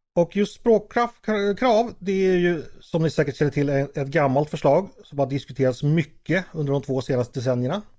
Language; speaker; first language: Swedish; native; Swedish